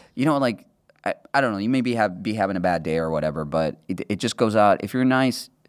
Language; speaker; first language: English; early bilingual, other home language; Spanish